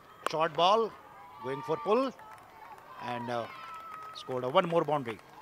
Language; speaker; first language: English; non-native, local second language; Urdu